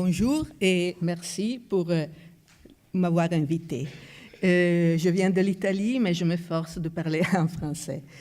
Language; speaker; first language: French; non-native, fluent; Italian